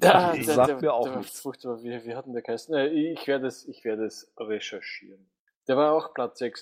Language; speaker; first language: German; native; German